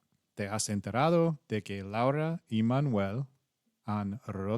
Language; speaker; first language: Spanish; non-native, learner; English